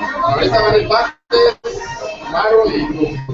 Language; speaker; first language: Spanish; native; Spanish